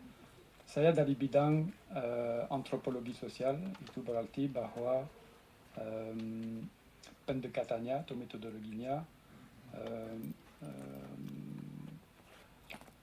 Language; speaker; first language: Indonesian; non-native, fluent; French